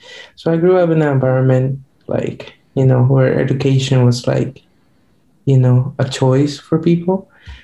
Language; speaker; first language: English; non-native, fluent; Guarani